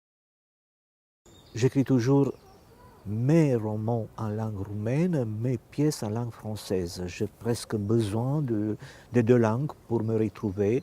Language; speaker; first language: French; non-native, fluent; Romanian